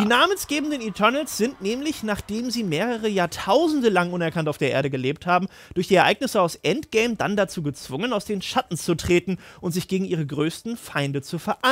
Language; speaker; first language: German; native; German